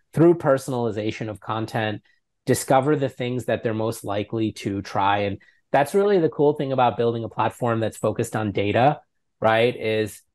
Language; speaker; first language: English; native; English